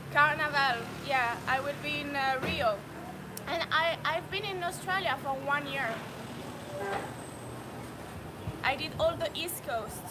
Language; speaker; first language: English; non-native, fluent; French